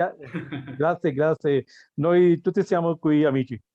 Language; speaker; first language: Italian; non-native, learner; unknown